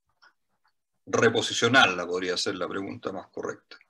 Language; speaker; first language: Spanish; native; Spanish